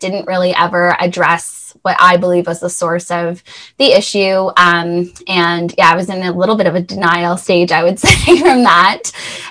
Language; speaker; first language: English; native; English